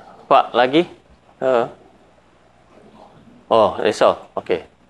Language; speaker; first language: English; non-native, local second language; Malay